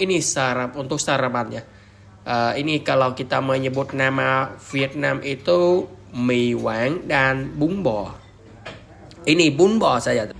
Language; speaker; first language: Indonesian; non-native, learner; Vietnamese